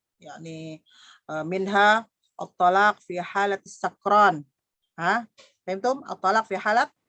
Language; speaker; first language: Arabic; non-native, fluent; Indonesian